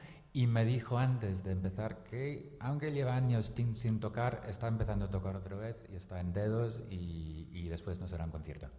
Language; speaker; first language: Spanish; non-native, local second language; Catalan